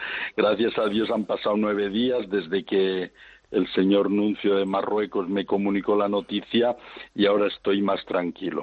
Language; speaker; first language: Spanish; native; Spanish